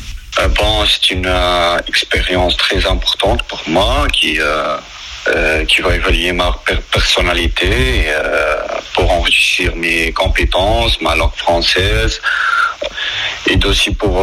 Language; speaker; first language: French; non-native, learner; Arabic